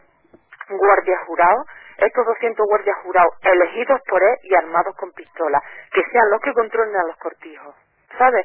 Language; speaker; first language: Spanish; native; Spanish